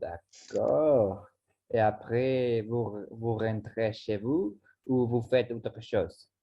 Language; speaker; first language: French; non-native, learner; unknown